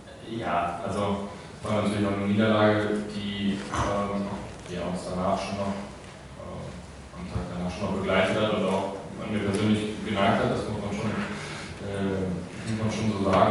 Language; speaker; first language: German; native; German